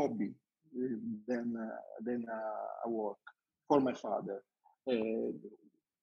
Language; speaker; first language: English; non-native, learner; Italian